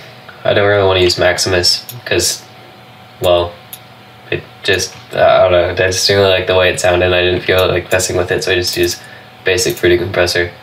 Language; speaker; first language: English; native; English